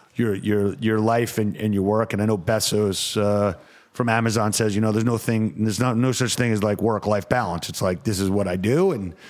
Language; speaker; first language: English; native; English